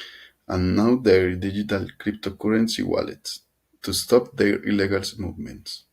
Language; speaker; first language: English; non-native, learner; Spanish